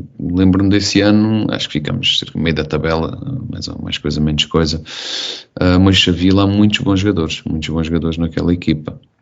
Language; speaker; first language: Portuguese; native; Portuguese